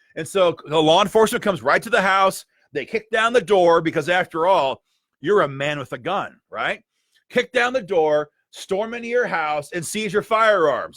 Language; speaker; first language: English; native; English